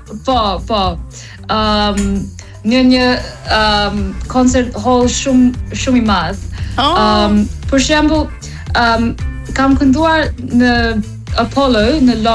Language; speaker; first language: Albanian; early bilingual, heritage; English